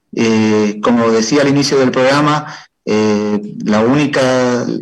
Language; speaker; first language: Spanish; native; Spanish